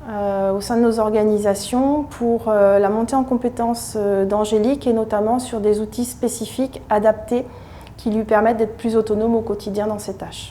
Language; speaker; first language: French; native; French